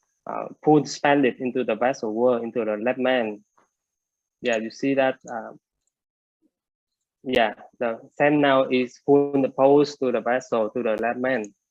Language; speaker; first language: English; non-native, fluent; Vietnamese